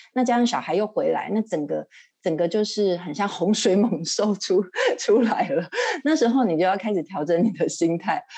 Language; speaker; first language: Chinese; native; Chinese